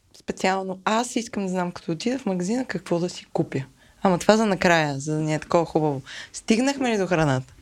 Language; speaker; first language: Bulgarian; native; Bulgarian